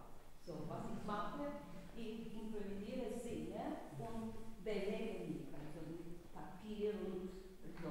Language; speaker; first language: German; non-native, learner; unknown